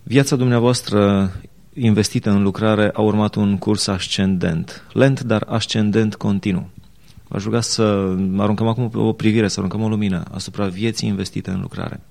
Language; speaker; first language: Romanian; native; Romanian